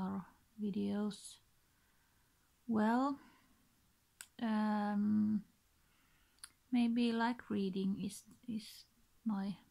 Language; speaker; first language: English; non-native, learner; Finnish